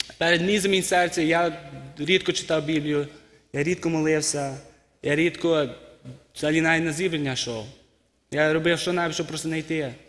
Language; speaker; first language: Ukrainian; early bilingual, heritage; Ukrainian